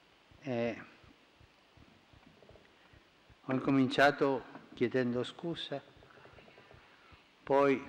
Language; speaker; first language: Italian; non-native, fluent; Spanish